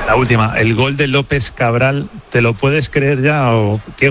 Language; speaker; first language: Spanish; native; Spanish